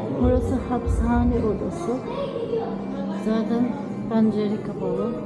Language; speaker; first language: Turkish; non-native, learner; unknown